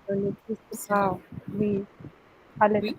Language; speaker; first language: French; non-native, fluent; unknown